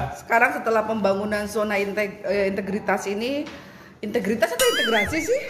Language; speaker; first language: Indonesian; native; Indonesian